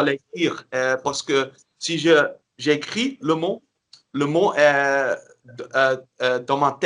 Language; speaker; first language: French; non-native, learner; Dutch